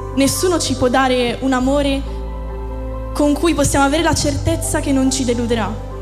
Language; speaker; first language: Italian; early bilingual, other home language; Romanian